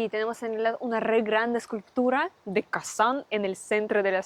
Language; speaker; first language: Spanish; non-native, learner; Russian